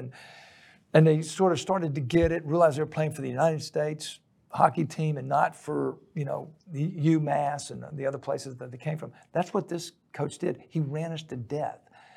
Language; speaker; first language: English; native; English